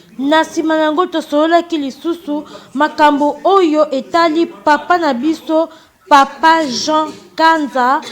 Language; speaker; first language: Lingala; native; Lingala